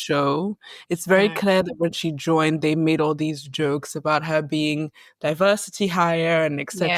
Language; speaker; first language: English; native; English